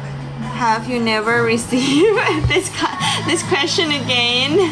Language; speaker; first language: English; non-native, learner; Thai